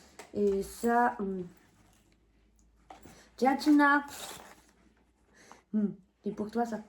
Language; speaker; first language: French; native; French